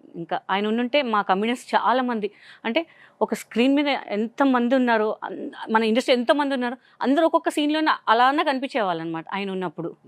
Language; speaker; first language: Telugu; non-native, local second language; Hindi